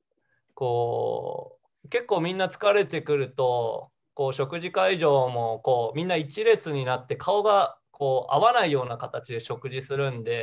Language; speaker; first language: Japanese; native; Japanese